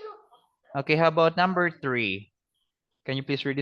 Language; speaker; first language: English; non-native, fluent; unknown